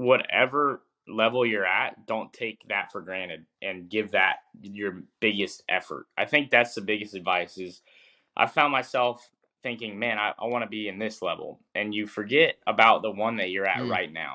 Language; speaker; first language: English; native; English